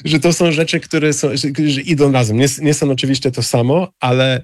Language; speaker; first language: Polish; non-native, fluent; English